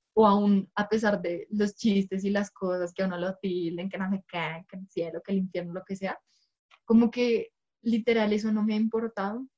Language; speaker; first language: Spanish; native; Spanish